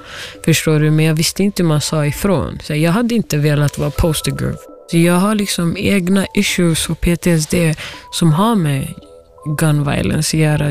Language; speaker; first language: Swedish; native; Swedish